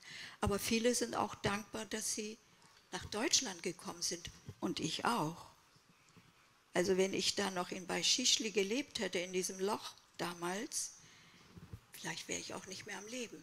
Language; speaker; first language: German; early bilingual, other home language; Kurdish